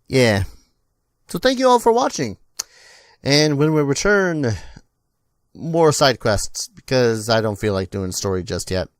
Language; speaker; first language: English; native; English